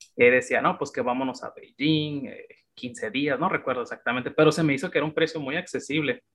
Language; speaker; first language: Spanish; native; Spanish